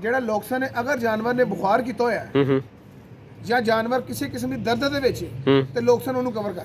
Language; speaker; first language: Punjabi; native; Punjabi